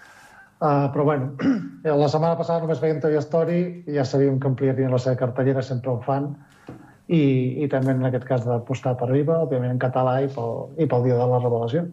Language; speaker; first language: Catalan; native; Catalan